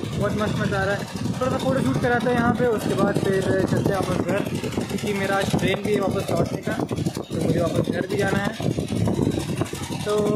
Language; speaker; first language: Hindi; native; Hindi